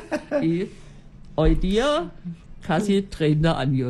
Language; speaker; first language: Spanish; non-native, learner; German